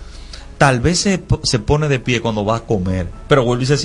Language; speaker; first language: Spanish; native; Spanish